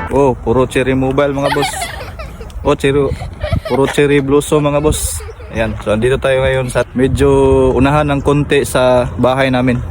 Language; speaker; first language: Filipino; native; Filipino